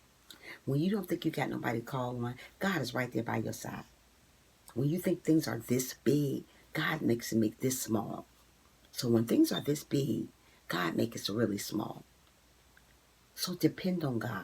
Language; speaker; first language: English; native; English